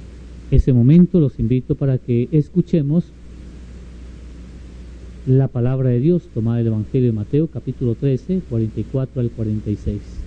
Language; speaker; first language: Spanish; native; Spanish